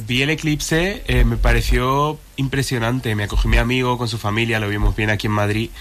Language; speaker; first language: Spanish; native; Spanish